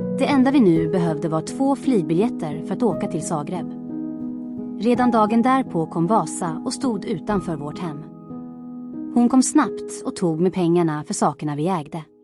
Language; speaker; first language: Swedish; non-native, fluent; Croatian